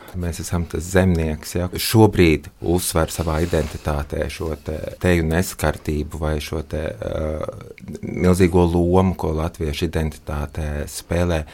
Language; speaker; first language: Latvian; non-native, local second language; Russian